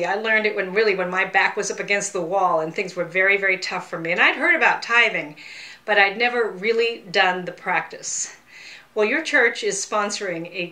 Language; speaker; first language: English; native; English